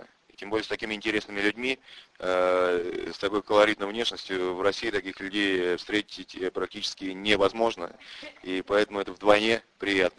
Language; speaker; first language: Russian; native; Russian